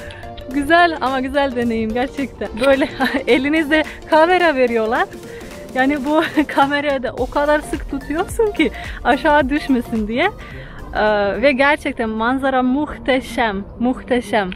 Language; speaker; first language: Turkish; non-native, fluent; Slovenian